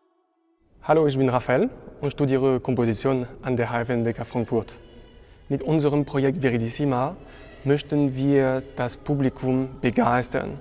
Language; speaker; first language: German; non-native, fluent; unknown